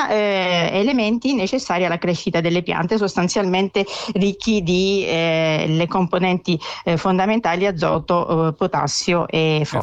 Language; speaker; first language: Italian; native; Italian